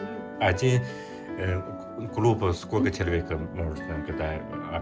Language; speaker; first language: Russian; non-native, learner; Chinese